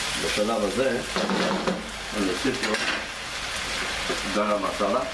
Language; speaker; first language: Hebrew; native; Hebrew